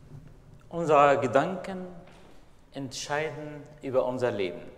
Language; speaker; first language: German; non-native, fluent; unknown